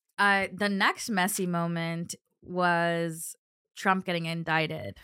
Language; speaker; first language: English; early bilingual, other home language; Telugu